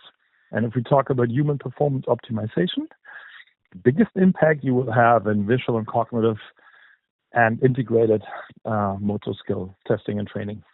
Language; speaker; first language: English; non-native, fluent; German